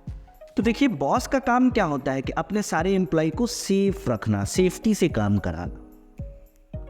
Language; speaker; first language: Hindi; native; Hindi